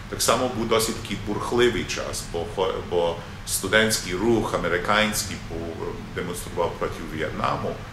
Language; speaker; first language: Ukrainian; early bilingual, other home language; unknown